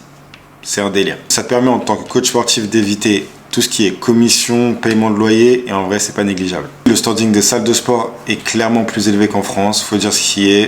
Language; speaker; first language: French; native; French